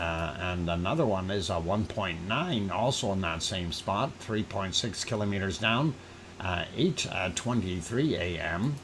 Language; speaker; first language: English; native; English